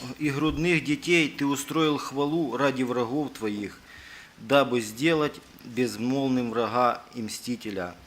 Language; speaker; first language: Russian; native; Russian